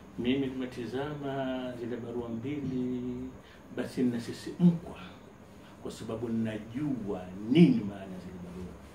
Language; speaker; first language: Swahili; native; Swahili